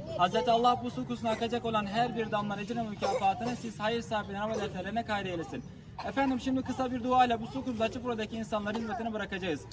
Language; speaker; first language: Turkish; native; Turkish